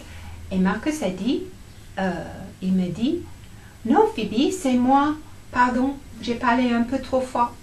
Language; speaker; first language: French; non-native, fluent; English